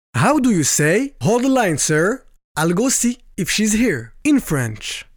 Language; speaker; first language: English; non-native, fluent; French